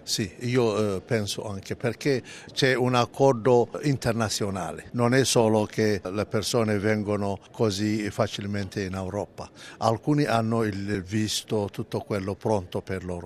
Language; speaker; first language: Italian; non-native, fluent; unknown